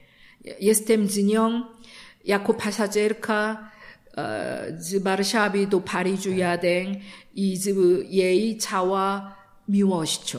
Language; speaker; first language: Polish; non-native, learner; Korean